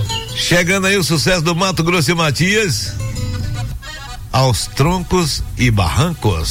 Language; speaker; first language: Portuguese; native; Portuguese